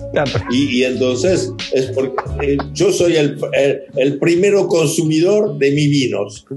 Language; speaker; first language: Spanish; non-native, fluent; French